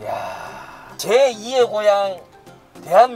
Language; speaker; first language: Korean; native; Korean